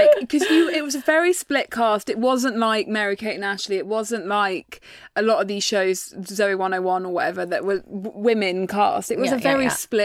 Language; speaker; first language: English; native; English